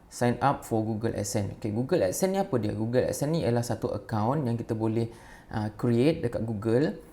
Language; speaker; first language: Malay; native; Malay